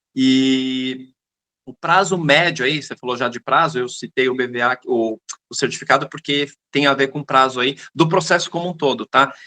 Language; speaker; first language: Portuguese; native; Portuguese